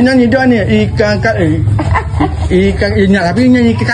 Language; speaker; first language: Malay; native; Malay